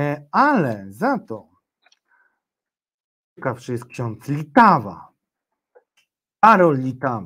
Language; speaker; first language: Polish; native; Polish